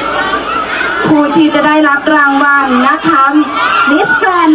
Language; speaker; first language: Thai; native; Thai